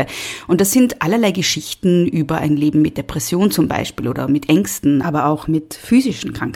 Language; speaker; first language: German; native; German